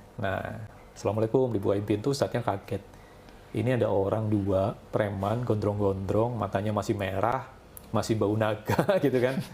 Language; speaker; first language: Indonesian; non-native, local second language; Javanese